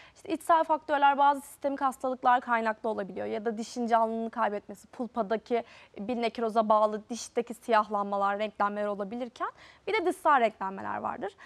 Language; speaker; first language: Turkish; native; Turkish